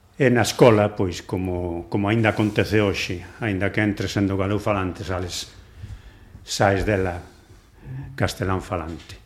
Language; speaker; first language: Galician; non-native, local second language; Spanish